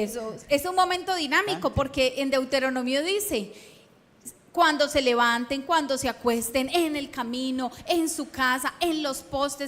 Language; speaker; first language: Spanish; native; Spanish